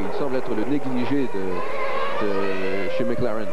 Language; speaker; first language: French; native; French